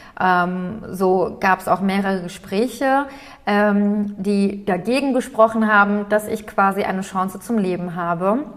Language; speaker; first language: German; early bilingual, other home language; Turkish